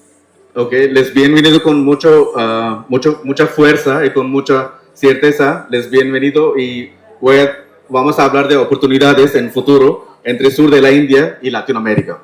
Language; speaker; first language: Spanish; non-native, learner; Tamil